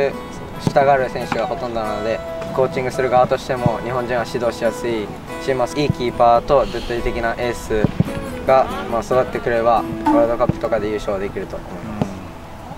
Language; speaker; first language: Japanese; native; Japanese